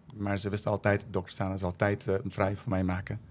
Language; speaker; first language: Dutch; non-native, fluent; Persian